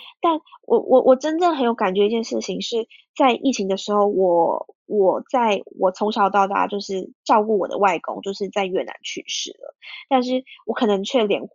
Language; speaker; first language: Chinese; early bilingual, heritage; Chinese